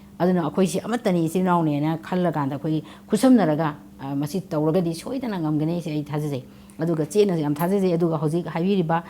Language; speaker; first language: Manipuri; native; Manipuri